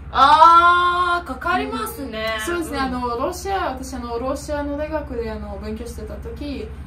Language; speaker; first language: Japanese; non-native, fluent; Russian